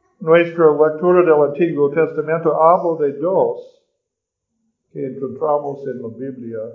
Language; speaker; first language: Spanish; non-native, learner; English